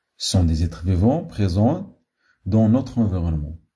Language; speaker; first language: French; non-native, local second language; Arabic